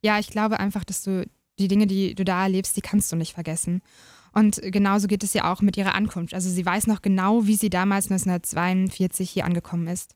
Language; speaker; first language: German; native; German